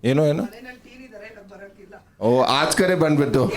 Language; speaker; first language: Kannada; non-native, local second language; Punjabi